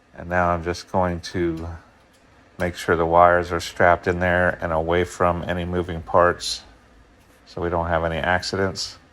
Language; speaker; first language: English; native; English